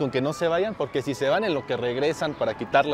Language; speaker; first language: Spanish; native; Spanish